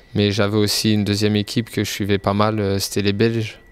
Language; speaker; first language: French; native; French